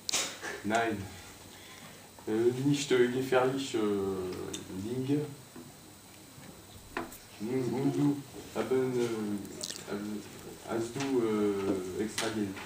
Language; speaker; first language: German; non-native, learner; French